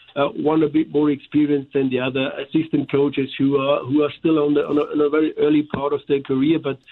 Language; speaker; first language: English; non-native, fluent; German